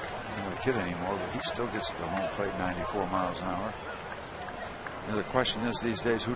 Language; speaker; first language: English; native; English